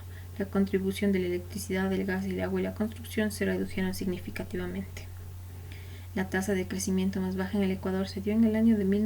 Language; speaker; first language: Spanish; native; Spanish